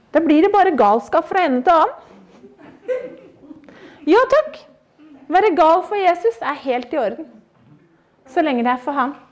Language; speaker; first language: Norwegian; native; Norwegian